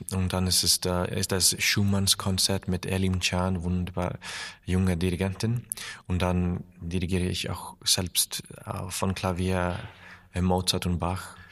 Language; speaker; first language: German; non-native, learner; Icelandic